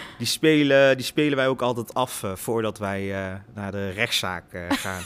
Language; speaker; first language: Dutch; early bilingual, other home language; Lingala